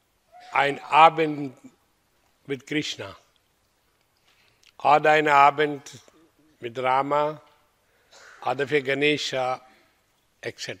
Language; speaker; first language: German; non-native, fluent; Hindi